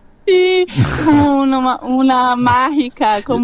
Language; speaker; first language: Spanish; non-native, learner; Portuguese